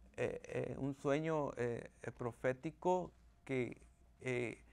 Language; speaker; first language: Spanish; native; Spanish